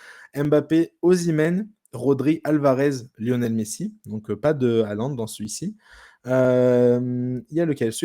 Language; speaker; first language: French; native; French